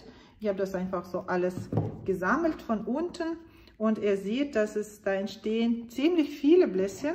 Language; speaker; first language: German; non-native, fluent; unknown